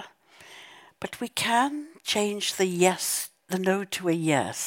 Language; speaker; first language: English; native; English